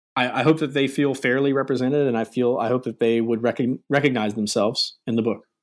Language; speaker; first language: English; native; English